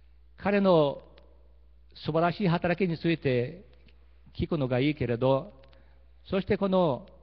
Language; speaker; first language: Japanese; early bilingual, heritage; Portuguese